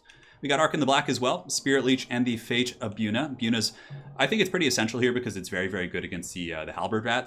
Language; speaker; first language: English; native; English